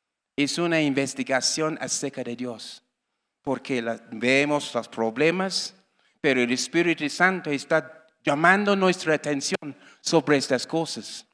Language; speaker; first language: Spanish; non-native, learner; English